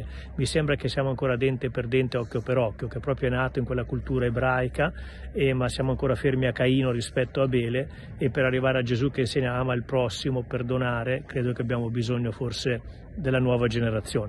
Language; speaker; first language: Italian; native; Italian